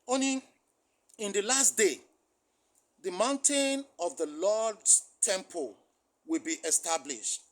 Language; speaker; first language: English; non-native, local second language; Yoruba